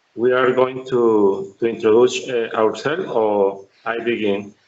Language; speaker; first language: English; non-native, learner; Spanish